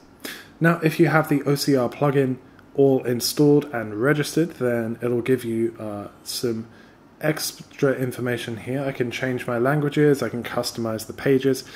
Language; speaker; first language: English; native; English